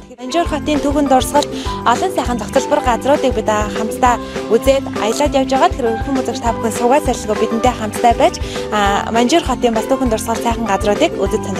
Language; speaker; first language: Mongolian; native; Mongolian